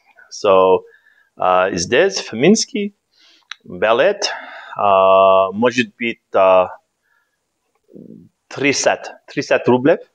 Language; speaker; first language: Russian; non-native, learner; English